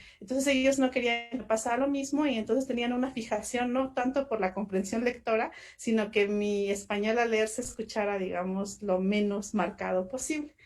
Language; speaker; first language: Spanish; non-native, local second language; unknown